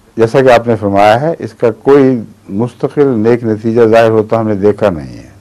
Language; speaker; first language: Urdu; native; Urdu